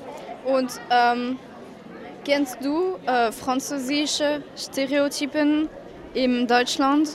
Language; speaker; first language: German; non-native, learner; French